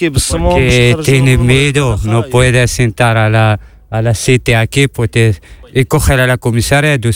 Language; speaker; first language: Spanish; non-native, learner; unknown